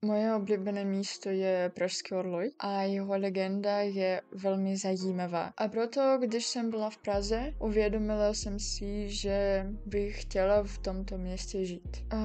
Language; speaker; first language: Czech; non-native, learner; Portuguese